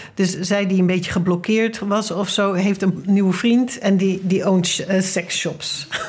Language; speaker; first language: Dutch; native; Dutch